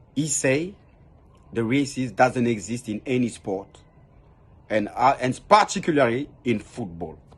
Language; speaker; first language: English; non-native, fluent; French